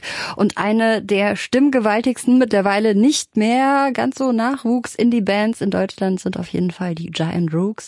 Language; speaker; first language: German; native; German